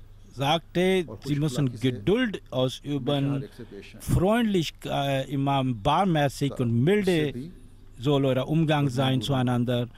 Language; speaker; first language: German; non-native, fluent; Urdu